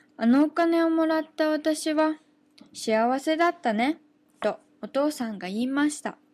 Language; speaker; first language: Japanese; native; Japanese